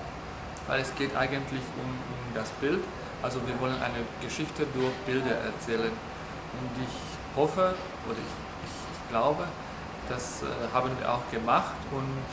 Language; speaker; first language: German; non-native, fluent; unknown